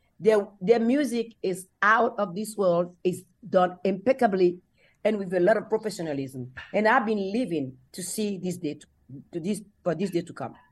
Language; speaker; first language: English; non-native, fluent; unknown